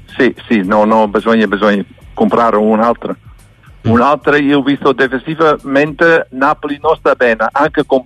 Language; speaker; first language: Italian; non-native, learner; Dutch